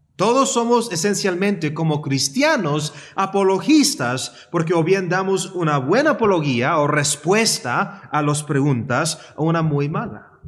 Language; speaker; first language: Spanish; early bilingual, heritage; Spanish